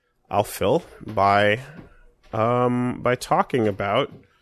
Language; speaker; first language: English; native; English